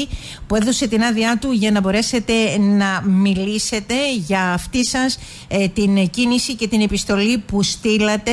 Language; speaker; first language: Greek; native; Greek